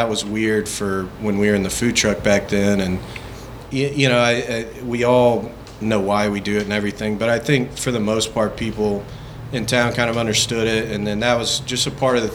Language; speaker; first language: English; native; English